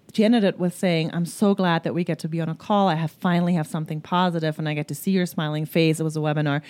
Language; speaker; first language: English; early bilingual, other home language; German